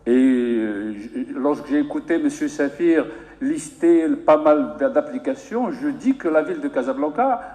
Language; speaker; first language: French; non-native, local second language; Arabic